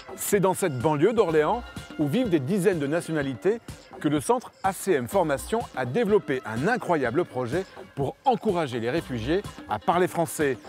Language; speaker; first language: French; native; French